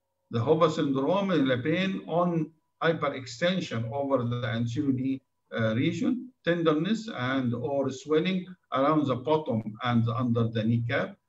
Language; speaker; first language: English; non-native, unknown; Arabic